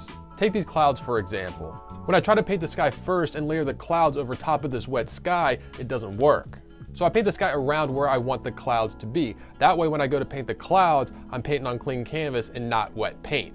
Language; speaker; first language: English; native; English